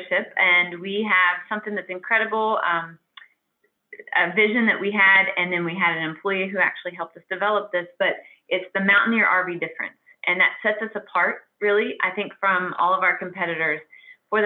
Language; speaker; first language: English; native; English